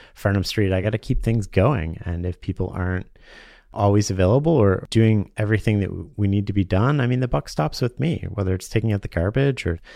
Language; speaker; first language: English; native; English